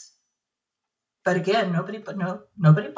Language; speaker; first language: English; native; English